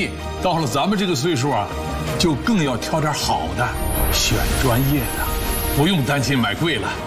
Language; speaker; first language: Chinese; native; Chinese